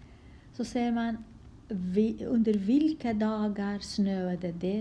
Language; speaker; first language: Swedish; non-native, fluent; Kurdish